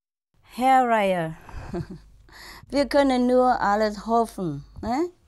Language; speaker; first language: German; non-native, learner; Vietnamese